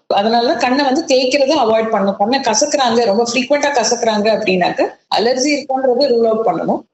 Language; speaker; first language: Tamil; native; Tamil